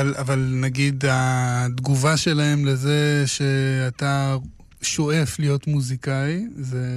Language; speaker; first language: Hebrew; native; Hebrew